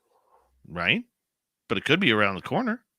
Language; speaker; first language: English; native; English